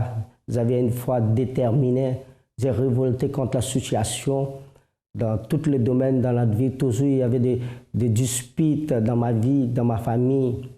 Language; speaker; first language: French; non-native, fluent; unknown